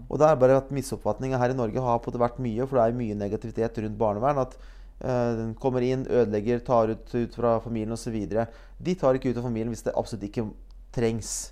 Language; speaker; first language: Norwegian; early bilingual, other home language; Bosnian